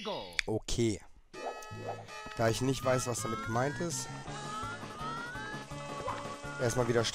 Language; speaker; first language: German; native; German